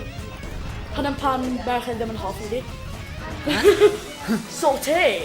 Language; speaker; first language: Welsh; non-native, local second language; English